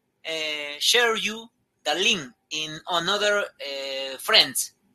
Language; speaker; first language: English; non-native, learner; Spanish